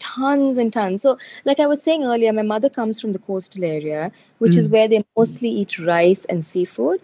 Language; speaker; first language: English; non-native, local second language; Telugu